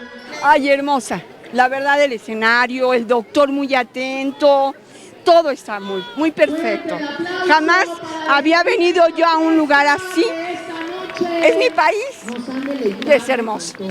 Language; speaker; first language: Spanish; native; Spanish